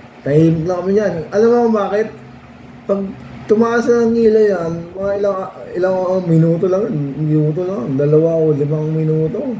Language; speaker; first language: Filipino; native; Filipino